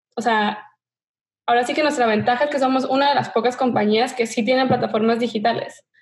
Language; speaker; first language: Spanish; native; Spanish